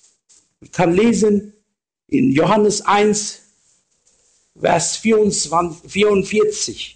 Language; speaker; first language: German; non-native, fluent; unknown